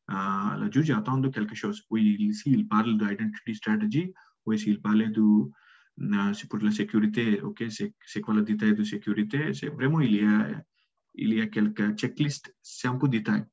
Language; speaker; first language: French; non-native, learner; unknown